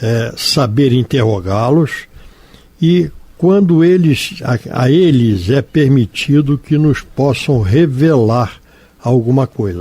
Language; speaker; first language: Portuguese; native; Portuguese